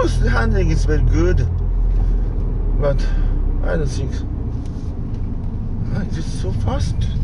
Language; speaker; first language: English; non-native, learner; Japanese